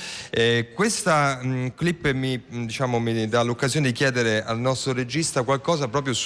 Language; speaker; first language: Italian; native; Italian